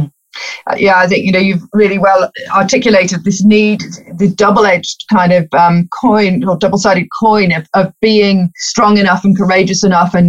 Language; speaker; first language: English; native; English